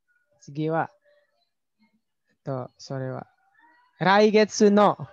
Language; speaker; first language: Japanese; non-native, learner; Indonesian